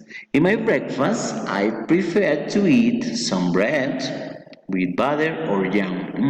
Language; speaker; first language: English; non-native, fluent; Spanish